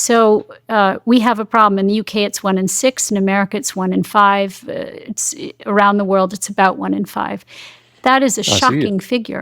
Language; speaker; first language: English; native; English